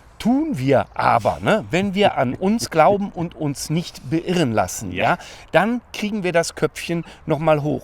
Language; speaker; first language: German; native; German